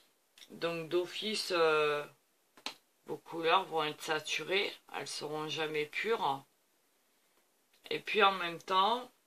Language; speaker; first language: French; native; French